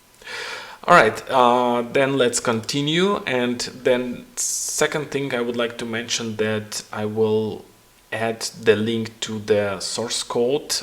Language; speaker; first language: English; non-native, fluent; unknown